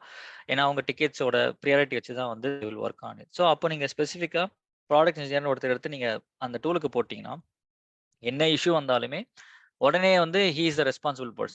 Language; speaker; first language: Tamil; native; Tamil